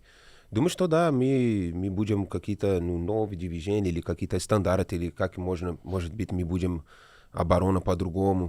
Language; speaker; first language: Russian; non-native, learner; Portuguese